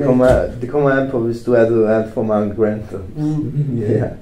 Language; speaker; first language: Danish; non-native, fluent; Romanian